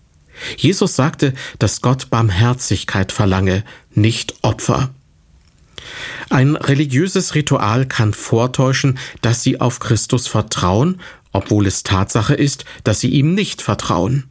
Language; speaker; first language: German; native; German